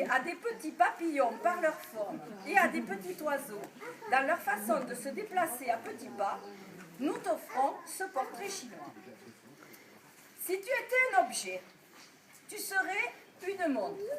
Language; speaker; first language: French; native; French